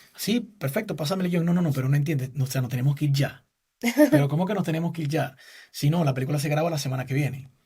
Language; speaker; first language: Spanish; native; Spanish